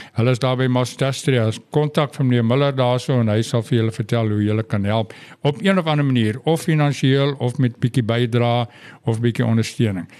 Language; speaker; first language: Afrikaans; non-native, local second language; English